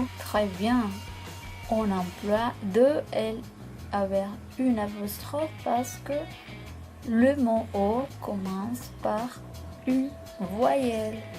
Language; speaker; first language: French; non-native, fluent; Spanish